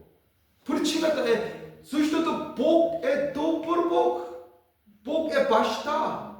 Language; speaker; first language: Bulgarian; non-native, learner; Korean